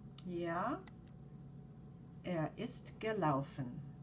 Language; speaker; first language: German; non-native, fluent; English